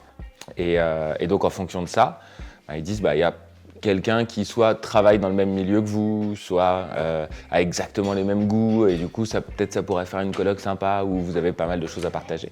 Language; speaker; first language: French; native; French